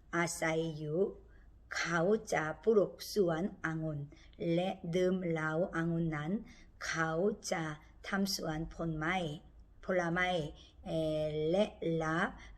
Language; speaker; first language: Thai; non-native, learner; Korean